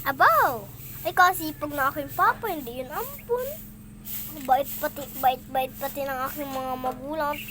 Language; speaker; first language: Filipino; native; Filipino